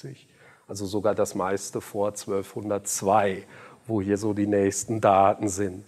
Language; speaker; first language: German; native; German